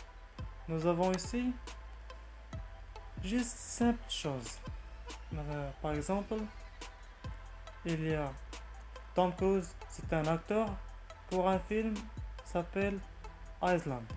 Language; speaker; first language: French; non-native, learner; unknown